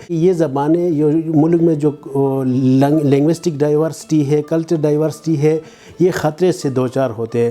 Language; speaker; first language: Urdu; non-native, local second language; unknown